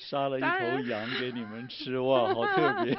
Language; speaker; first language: Chinese; native; Chinese